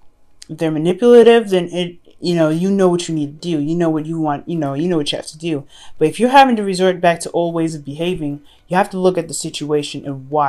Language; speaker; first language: English; native; English